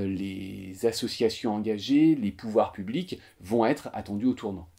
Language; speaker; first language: French; native; French